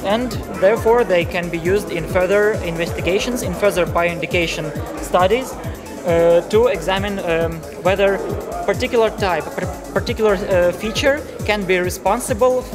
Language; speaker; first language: English; non-native, fluent; Ukrainian